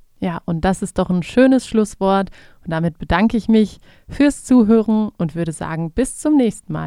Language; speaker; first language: German; native; German